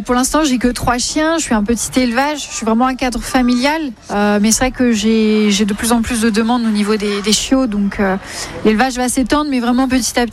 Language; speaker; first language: French; native; French